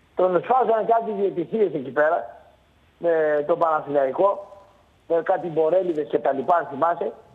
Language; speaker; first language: Greek; native; Greek